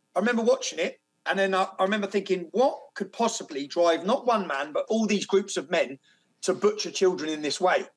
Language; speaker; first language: English; native; English